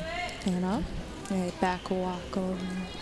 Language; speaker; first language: English; native; English